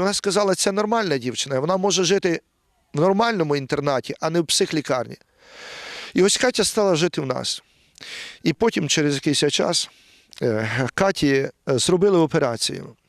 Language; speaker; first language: Ukrainian; native; Ukrainian